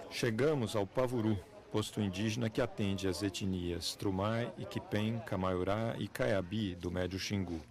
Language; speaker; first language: Portuguese; native; Portuguese